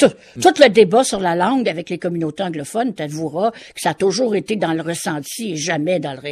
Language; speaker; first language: French; native; French